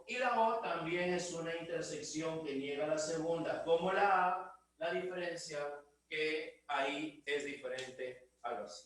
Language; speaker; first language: Spanish; native; Spanish